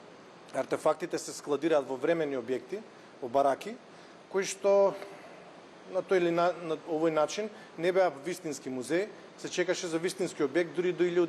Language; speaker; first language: Macedonian; native; Macedonian